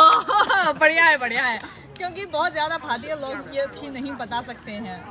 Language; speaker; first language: Hindi; non-native, fluent; Chinese